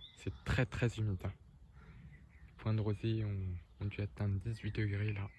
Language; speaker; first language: French; native; French